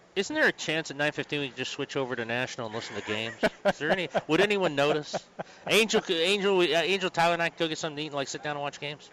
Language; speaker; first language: English; native; English